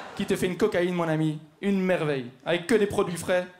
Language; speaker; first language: French; native; French